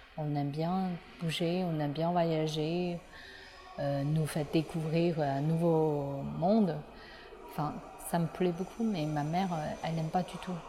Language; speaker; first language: French; non-native, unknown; Chinese